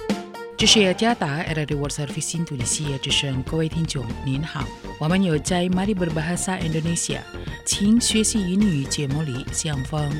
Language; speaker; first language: Chinese; early bilingual, heritage; Chinese